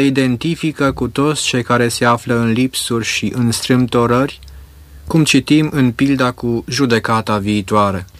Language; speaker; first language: Romanian; native; Romanian